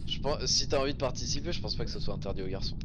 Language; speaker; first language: French; native; French